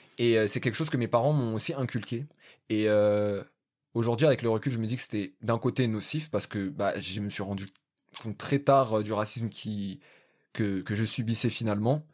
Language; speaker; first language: French; native; French